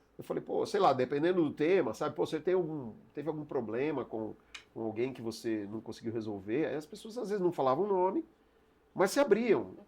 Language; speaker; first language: Portuguese; native; Portuguese